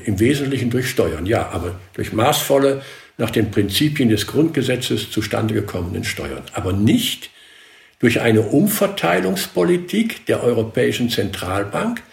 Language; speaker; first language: German; native; German